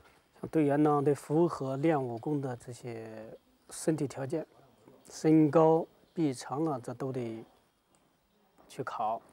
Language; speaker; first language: Chinese; native; Chinese